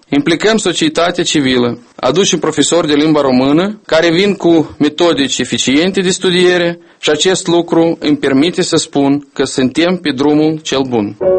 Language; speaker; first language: Romanian; non-native, local second language; Russian